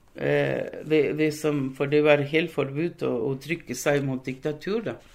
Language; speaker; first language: Norwegian; non-native, fluent; Spanish